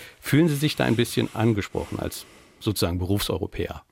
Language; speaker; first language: German; native; German